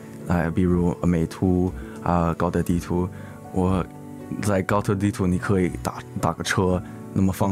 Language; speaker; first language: Chinese; early bilingual, heritage; English